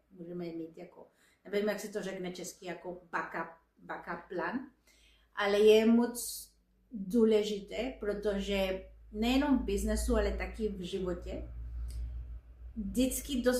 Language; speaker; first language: Czech; non-native, fluent; Spanish